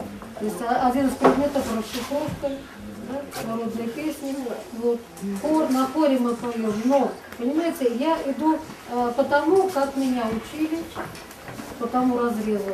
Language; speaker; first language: Russian; native; Russian